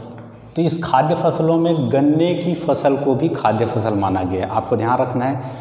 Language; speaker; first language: Hindi; native; Hindi